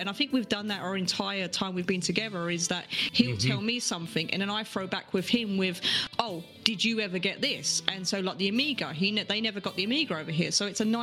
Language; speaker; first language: English; native; English